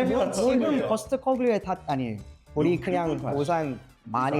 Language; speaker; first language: Korean; non-native, learner; English